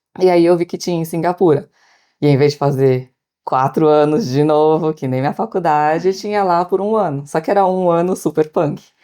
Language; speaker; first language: Portuguese; native; Portuguese